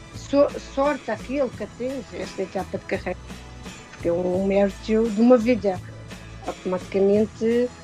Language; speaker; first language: Portuguese; native; Portuguese